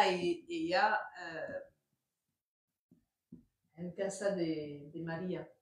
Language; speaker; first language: Spanish; non-native, learner; French